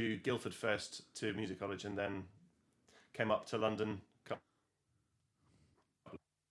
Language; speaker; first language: English; native; English